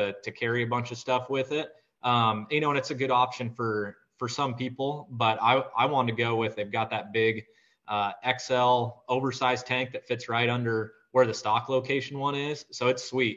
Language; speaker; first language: English; native; English